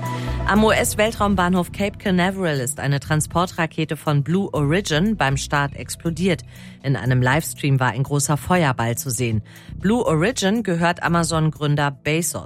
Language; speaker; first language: German; native; German